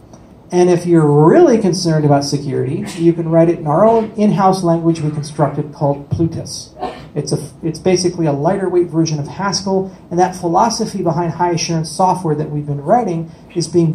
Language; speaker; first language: English; native; English